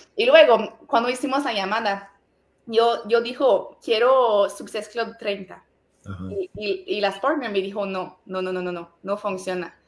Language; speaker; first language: Spanish; non-native, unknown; French